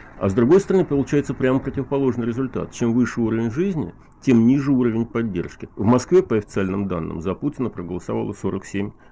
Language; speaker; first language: Russian; native; Russian